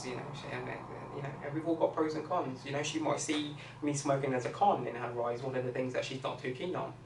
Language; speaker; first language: English; native; English